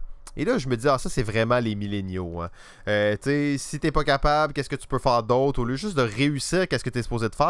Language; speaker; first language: French; native; French